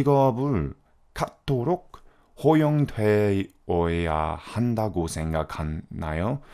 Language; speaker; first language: Korean; non-native, fluent; English